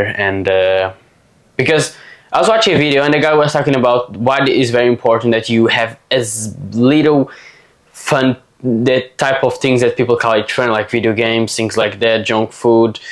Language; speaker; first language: English; non-native, fluent; Portuguese